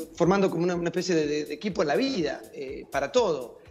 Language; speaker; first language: Spanish; native; Spanish